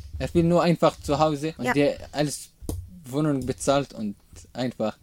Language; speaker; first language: German; non-native, learner; Arabic